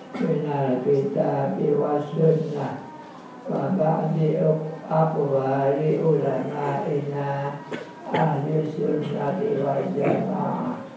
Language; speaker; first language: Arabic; non-native, fluent; Javanese